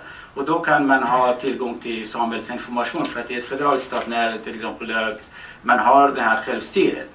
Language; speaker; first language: Swedish; non-native, fluent; Baluchi